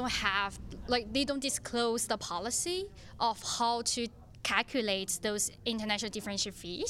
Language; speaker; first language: English; non-native, fluent; Chinese